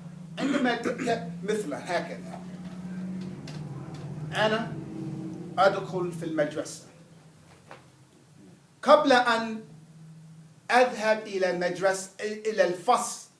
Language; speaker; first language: Arabic; non-native, fluent; English